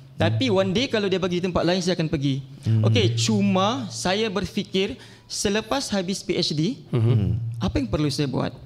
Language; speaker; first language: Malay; native; Malay